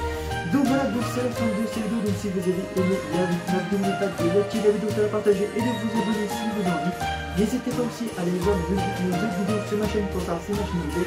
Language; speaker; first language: French; native; French